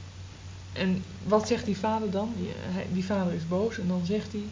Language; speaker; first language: Dutch; native; Dutch